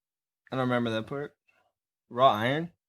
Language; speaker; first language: English; native; English